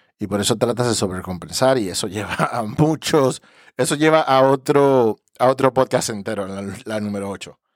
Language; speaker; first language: Spanish; early bilingual, heritage; Spanish